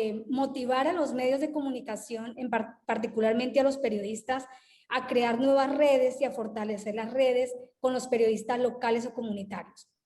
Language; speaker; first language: Spanish; native; Spanish